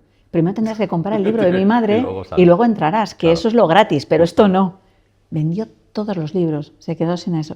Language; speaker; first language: Spanish; native; Spanish